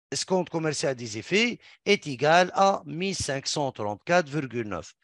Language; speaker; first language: French; non-native, local second language; Arabic